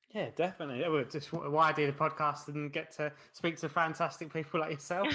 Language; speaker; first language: English; native; English